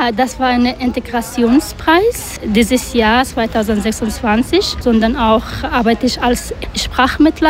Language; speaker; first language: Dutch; non-native, learner; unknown